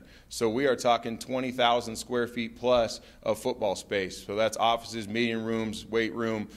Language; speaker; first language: English; native; English